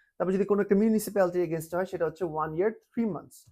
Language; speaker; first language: Bangla; native; Bangla